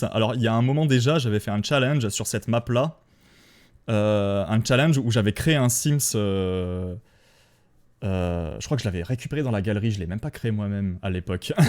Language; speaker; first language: French; native; French